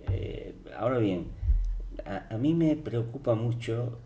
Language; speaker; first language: Spanish; native; Spanish